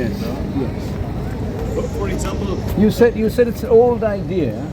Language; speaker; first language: English; non-native, local second language; Tamil